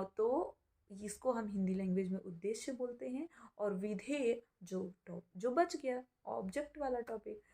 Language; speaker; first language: Hindi; native; Hindi